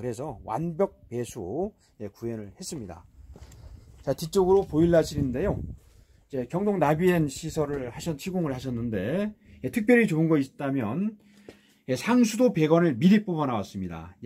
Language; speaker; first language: Korean; native; Korean